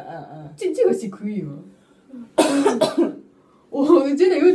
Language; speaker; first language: Chinese; non-native, learner; Japanese